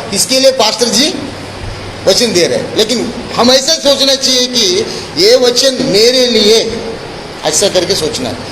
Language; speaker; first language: Hindi; non-native, local second language; Telugu